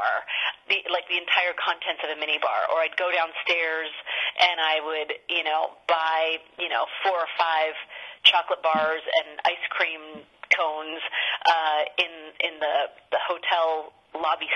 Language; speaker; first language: English; native; English